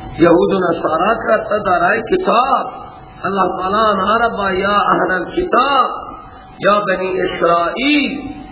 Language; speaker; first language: Persian; non-native, local second language; Baluchi